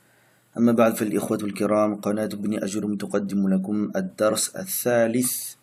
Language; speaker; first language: Arabic; non-native, fluent; French